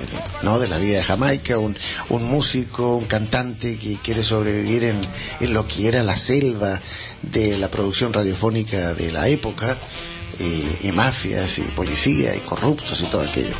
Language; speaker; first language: Spanish; native; Spanish